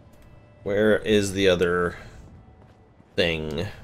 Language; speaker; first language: English; native; English